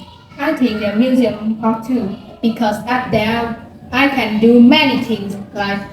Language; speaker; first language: English; non-native, learner; Vietnamese